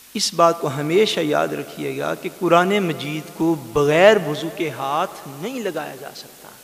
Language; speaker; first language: Urdu; non-native, local second language; Punjabi